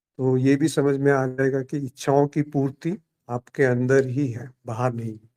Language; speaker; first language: Hindi; native; Hindi